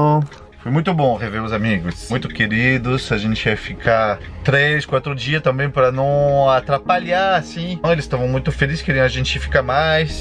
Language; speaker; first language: Portuguese; non-native, fluent; French